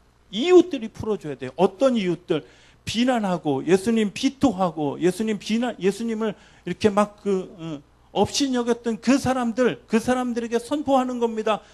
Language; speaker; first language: Korean; native; Korean